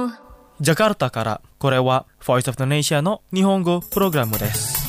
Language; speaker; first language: Japanese; non-native, fluent; Indonesian